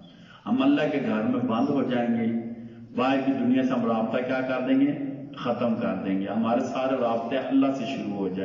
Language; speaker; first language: Urdu; native; Urdu